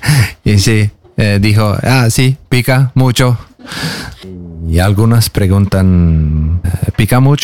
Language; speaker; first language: Spanish; non-native, learner; Norwegian